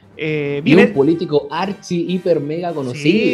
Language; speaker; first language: Spanish; native; Spanish